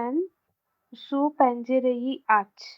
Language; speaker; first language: Turkish; non-native, learner; Urdu